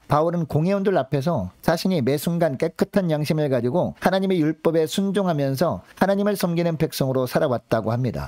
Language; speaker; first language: Korean; native; Korean